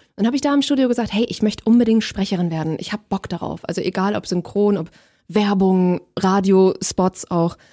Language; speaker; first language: German; native; German